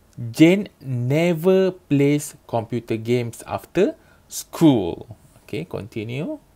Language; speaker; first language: English; non-native, local second language; Malay